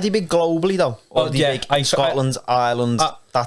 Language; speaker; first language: English; native; English